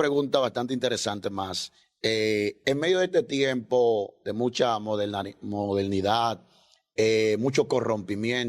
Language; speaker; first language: Spanish; native; Spanish